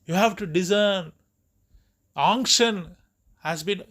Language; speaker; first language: English; non-native, local second language; Tamil